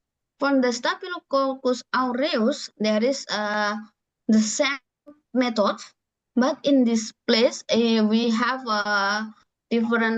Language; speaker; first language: English; non-native, learner; Indonesian